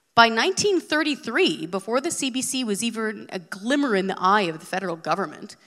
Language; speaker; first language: English; native; English